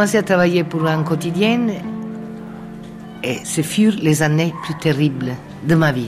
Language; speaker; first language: French; non-native, fluent; Italian